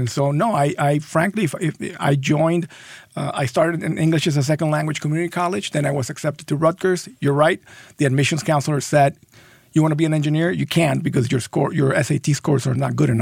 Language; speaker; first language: English; non-native, fluent; Spanish